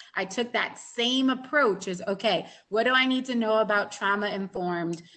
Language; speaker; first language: English; native; English